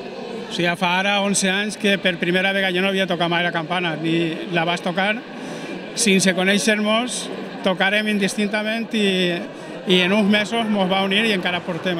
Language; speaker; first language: Catalan; native; Catalan